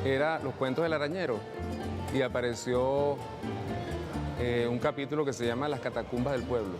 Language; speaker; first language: Spanish; native; Spanish